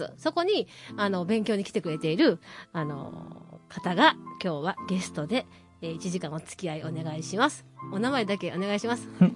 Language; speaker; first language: Japanese; native; Japanese